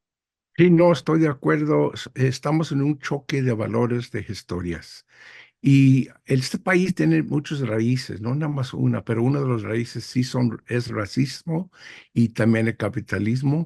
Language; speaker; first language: Spanish; early bilingual, heritage; English